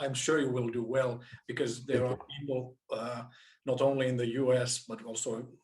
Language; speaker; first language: English; non-native, fluent; Finnish